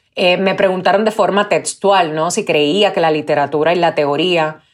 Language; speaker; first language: Spanish; native; Spanish